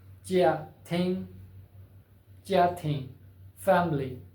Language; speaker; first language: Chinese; non-native, fluent; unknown